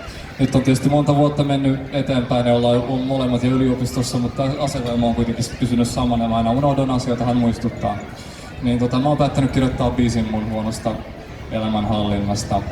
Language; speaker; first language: Finnish; native; Finnish